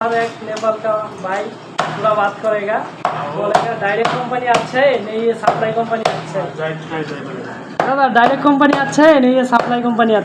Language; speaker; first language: Hindi; non-native, learner; Bangla